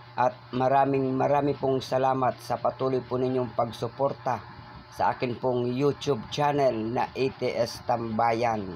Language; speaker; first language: Filipino; non-native, local second language; Bikol